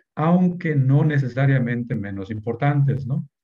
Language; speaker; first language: Spanish; native; Spanish